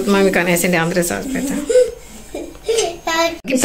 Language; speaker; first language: German; non-native, learner; Indonesian